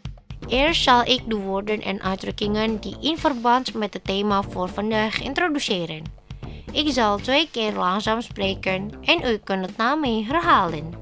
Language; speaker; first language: Dutch; non-native, fluent; Indonesian